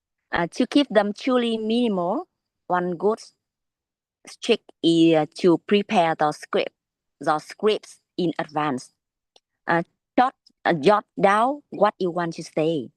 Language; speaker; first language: English; non-native, learner; Vietnamese